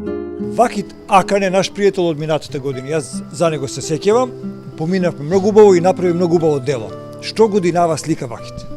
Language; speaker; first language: Macedonian; native; Macedonian